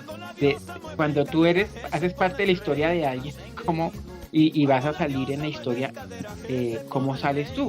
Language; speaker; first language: Spanish; native; Spanish